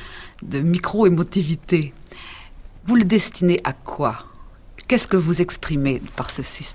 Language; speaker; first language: French; native; French